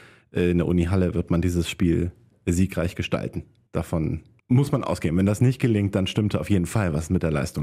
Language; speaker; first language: German; native; German